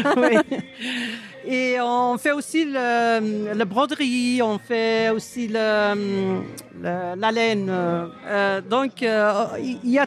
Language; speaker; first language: French; non-native, fluent; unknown